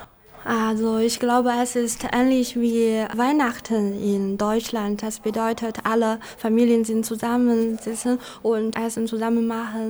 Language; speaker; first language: German; non-native, local second language; Chinese